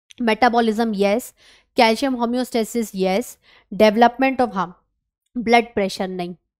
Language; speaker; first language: Hindi; native; Hindi